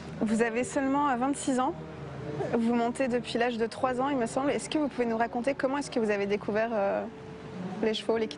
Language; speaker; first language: French; native; French